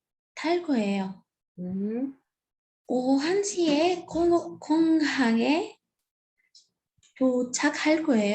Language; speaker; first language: Korean; non-native, learner; Arabic